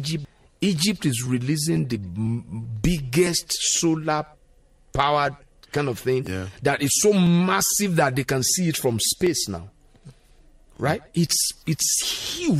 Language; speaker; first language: English; non-native, local second language; Yoruba